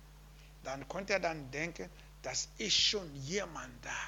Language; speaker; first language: German; non-native, learner; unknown